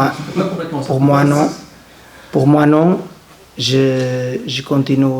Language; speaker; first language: French; non-native, learner; Portuguese